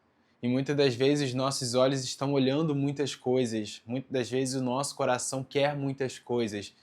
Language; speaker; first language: Portuguese; native; Portuguese